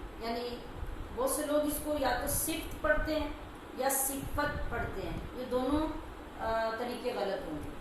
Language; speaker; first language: Urdu; native; Urdu